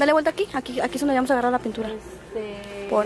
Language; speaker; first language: Spanish; early bilingual, heritage; Spanish